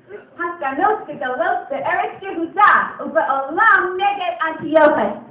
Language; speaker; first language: Hebrew; non-native, learner; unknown